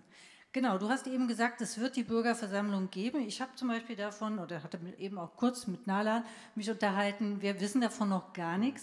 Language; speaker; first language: German; native; German